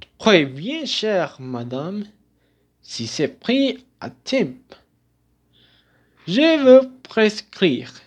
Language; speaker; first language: French; non-native, learner; Spanish